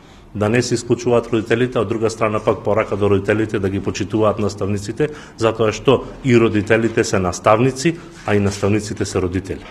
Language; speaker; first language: Macedonian; native; Macedonian